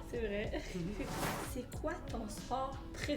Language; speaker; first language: French; native; French